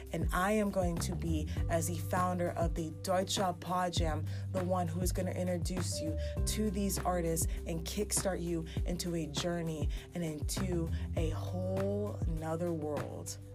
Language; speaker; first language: English; early bilingual, heritage; English